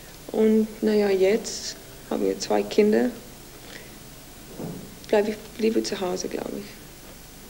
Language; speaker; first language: German; non-native, fluent; English